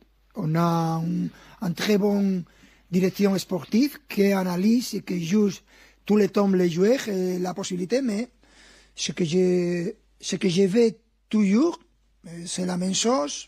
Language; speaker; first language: French; non-native, fluent; Spanish